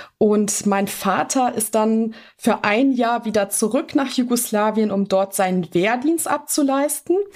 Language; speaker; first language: German; native; German